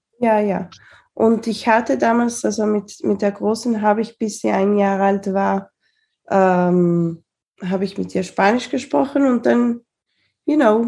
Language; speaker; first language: German; early bilingual, heritage; Spanish